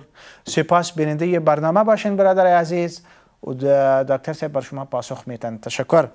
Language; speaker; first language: Persian; native; Persian